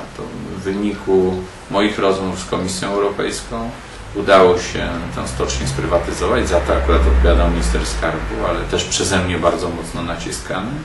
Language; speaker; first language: Polish; native; Polish